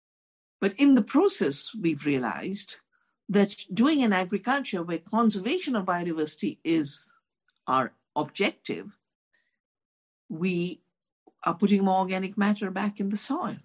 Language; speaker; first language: English; non-native, local second language; Hindi